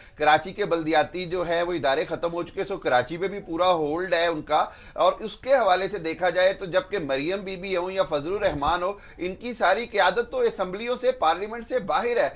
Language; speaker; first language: Urdu; non-native, local second language; Punjabi